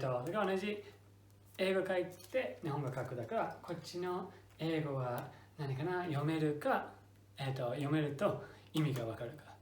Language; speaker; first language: Japanese; non-native, fluent; English